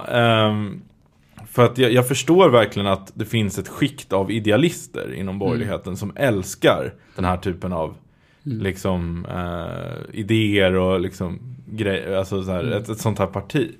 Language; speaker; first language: Swedish; native; Swedish